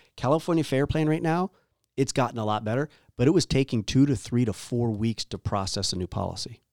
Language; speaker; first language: English; native; English